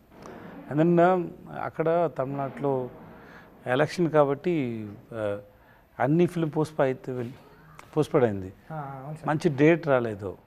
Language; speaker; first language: Telugu; non-native, learner; Tamil